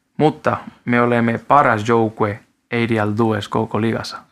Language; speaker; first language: Finnish; non-native, learner; Spanish